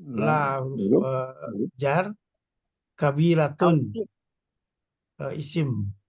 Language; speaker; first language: Arabic; non-native, learner; Indonesian